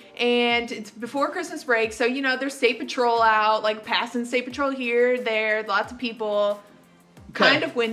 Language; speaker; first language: English; native; English